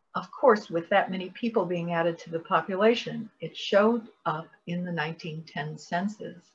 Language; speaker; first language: English; native; English